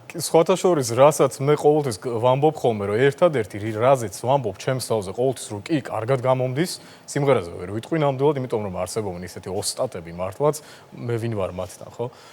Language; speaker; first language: Georgian; non-native, local second language; Azerbaijani